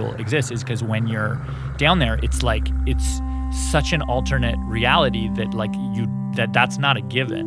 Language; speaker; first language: English; native; English